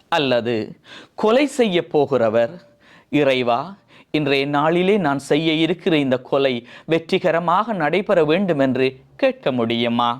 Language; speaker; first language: Tamil; native; Tamil